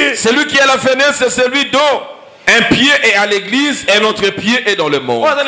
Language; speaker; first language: French; non-native, local second language; Lingala